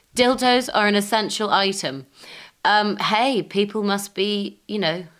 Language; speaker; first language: English; native; English